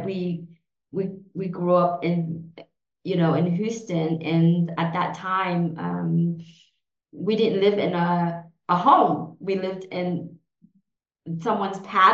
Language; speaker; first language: English; early bilingual, other home language; Vietnamese